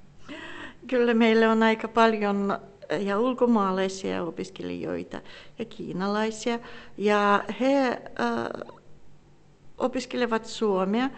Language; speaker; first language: Finnish; non-native, fluent; Russian